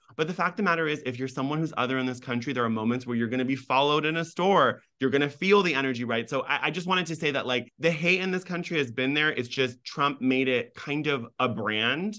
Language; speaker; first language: English; early bilingual, other home language; Persian